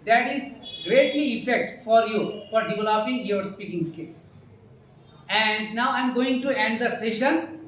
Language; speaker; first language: English; non-native, learner; Bangla